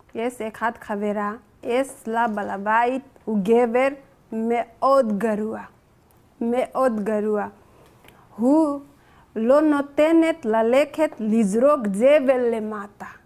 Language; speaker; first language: Hebrew; non-native, learner; Nepali